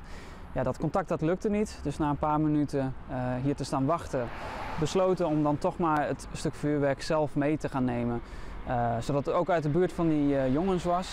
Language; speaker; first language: Dutch; native; Dutch